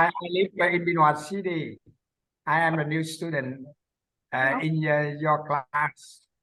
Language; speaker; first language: English; non-native, learner; Vietnamese